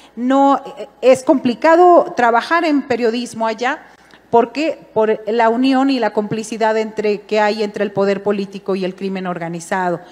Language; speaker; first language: Spanish; native; Spanish